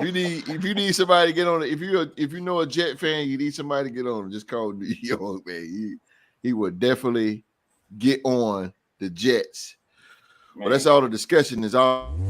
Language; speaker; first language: English; native; English